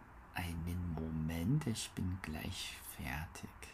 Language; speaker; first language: German; non-native, learner; English